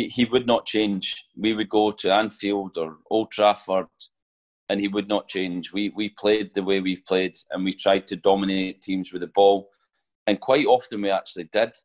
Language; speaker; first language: English; native; English